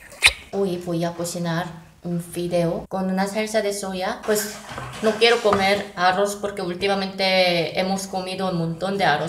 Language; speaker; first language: Spanish; non-native, fluent; Korean